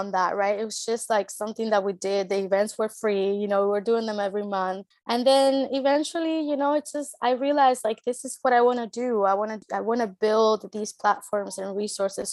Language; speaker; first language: English; early bilingual, other home language; Spanish